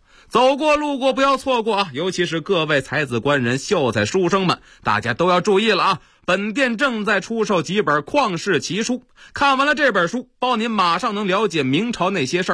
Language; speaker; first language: Chinese; native; Chinese